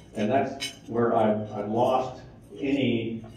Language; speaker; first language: English; native; English